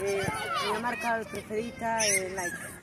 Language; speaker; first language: Italian; non-native, learner; Spanish